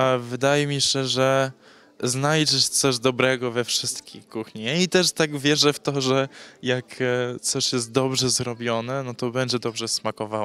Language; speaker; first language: Polish; early bilingual, heritage; English